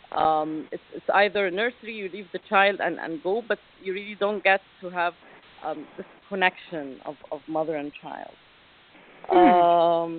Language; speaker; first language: English; non-native, fluent; Arabic